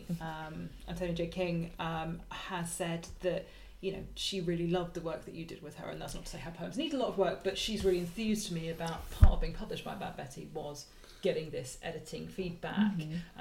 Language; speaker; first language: English; native; English